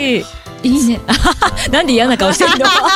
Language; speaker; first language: Japanese; native; Japanese